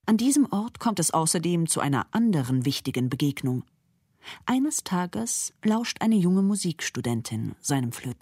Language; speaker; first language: German; native; German